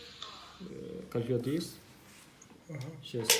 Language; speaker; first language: Russian; non-native, local second language; Kazakh